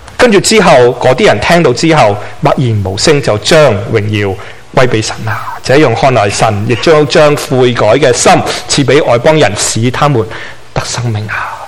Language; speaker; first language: Chinese; non-native, local second language; Cantonese